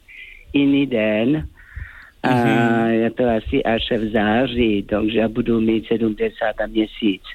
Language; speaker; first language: Czech; non-native, fluent; French